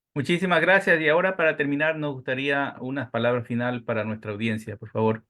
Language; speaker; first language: Spanish; native; Spanish